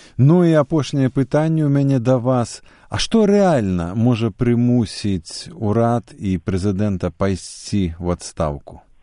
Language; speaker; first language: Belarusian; native; Belarusian